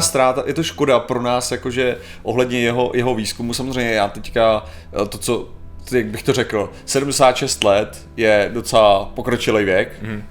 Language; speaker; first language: Czech; native; Czech